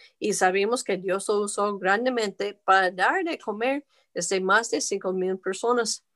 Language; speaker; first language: Spanish; non-native, fluent; English